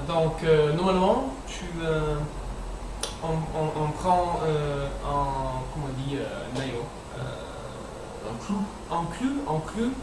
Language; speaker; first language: French; non-native, learner; English